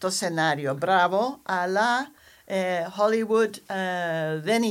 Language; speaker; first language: Greek; non-native, learner; English